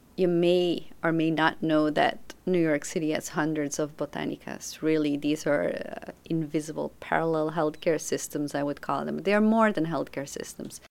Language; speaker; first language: English; non-native, fluent; Dutch